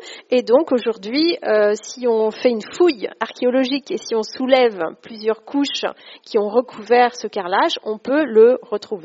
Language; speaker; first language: French; native; French